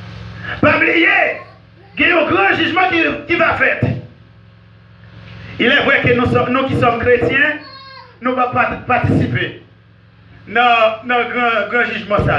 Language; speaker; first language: French; non-native, local second language; Haitian Creole